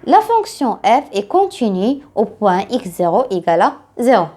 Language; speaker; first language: French; non-native, local second language; Arabic